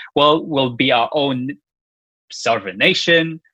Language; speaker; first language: English; non-native, fluent; Luxembourgish